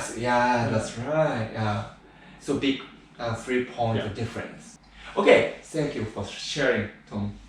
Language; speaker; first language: English; non-native, learner; Japanese